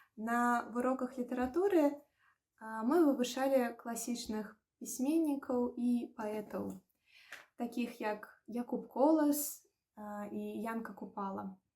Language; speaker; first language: Belarusian; native; Belarusian